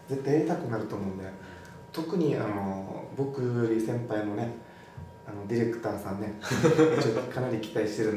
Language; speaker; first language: Japanese; native; Japanese